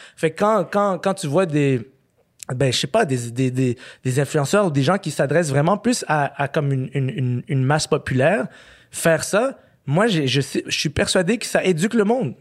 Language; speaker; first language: French; early bilingual, other home language; Arabic